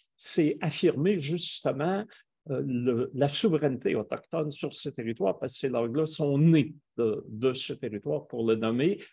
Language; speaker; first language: French; native; French